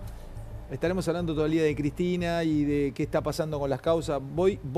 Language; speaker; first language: Spanish; native; Spanish